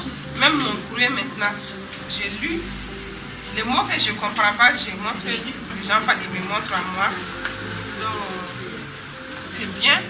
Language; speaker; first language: French; non-native, learner; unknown